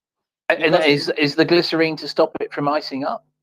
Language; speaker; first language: English; native; English